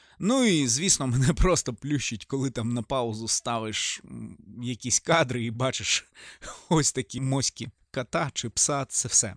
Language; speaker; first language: Ukrainian; native; Ukrainian